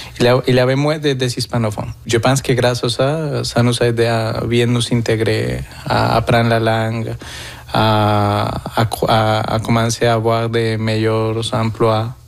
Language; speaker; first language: French; non-native, fluent; Spanish